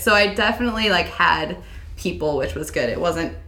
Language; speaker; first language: English; native; English